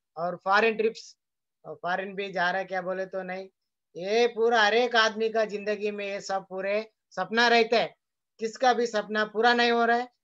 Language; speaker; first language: Hindi; non-native, local second language; Telugu